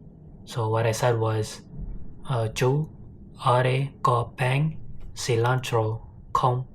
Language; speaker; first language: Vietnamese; non-native, learner; English